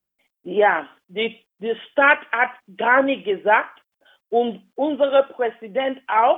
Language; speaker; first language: German; non-native, learner; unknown